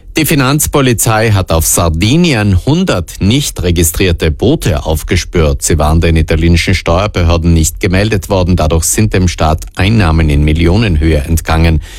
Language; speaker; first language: German; native; German